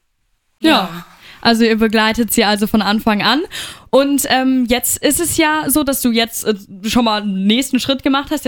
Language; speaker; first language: German; native; German